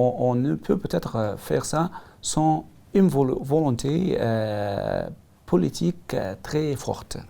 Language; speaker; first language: French; non-native, learner; Arabic